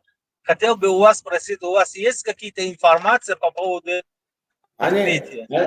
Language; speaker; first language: Russian; non-native, local second language; Tajik